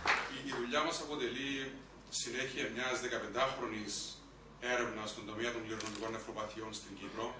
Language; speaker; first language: Greek; native; Greek